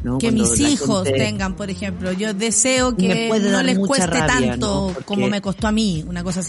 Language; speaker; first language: Spanish; native; Spanish